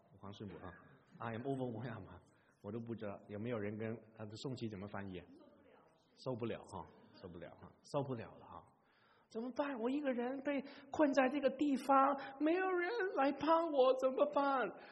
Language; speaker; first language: Chinese; non-native, local second language; Cantonese